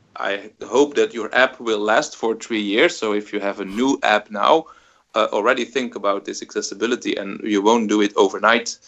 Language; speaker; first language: English; non-native, fluent; Dutch